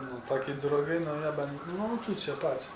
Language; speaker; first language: Polish; non-native, learner; Turkish